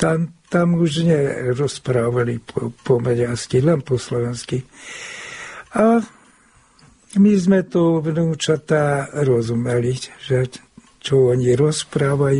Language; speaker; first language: Slovak; non-native, local second language; Hungarian